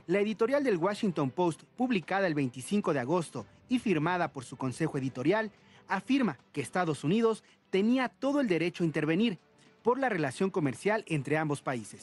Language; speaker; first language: Spanish; native; Spanish